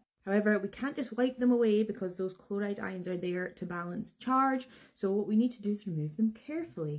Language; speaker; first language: English; native; English